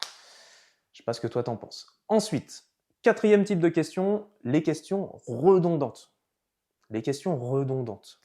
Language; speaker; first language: French; native; French